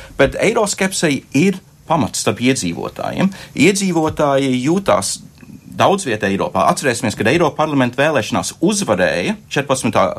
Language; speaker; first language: Latvian; native; Latvian